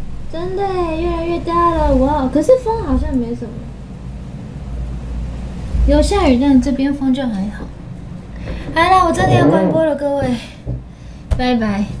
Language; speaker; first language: Chinese; non-native, fluent; Japanese